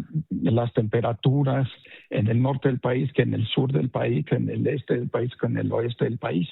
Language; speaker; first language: Spanish; native; Spanish